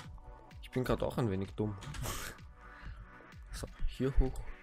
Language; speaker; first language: German; native; German